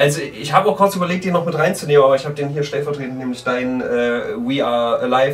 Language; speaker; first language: German; native; German